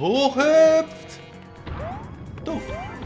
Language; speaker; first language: German; native; German